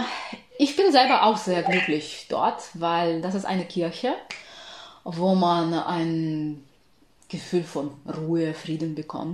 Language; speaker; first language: German; non-native, fluent; Ukrainian